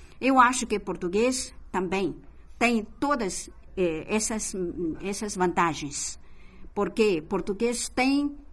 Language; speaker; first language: Portuguese; non-native, fluent; Chinese